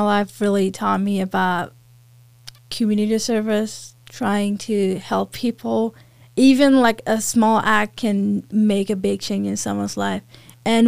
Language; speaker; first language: English; non-native, fluent; Persian